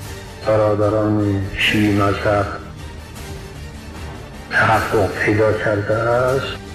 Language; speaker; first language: Persian; native; Persian